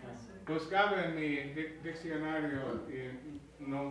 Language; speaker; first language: Spanish; non-native, learner; English